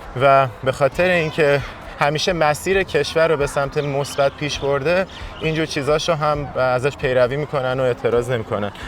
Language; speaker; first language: Persian; native; Persian